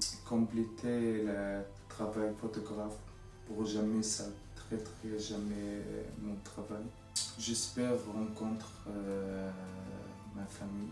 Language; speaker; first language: French; non-native, learner; Arabic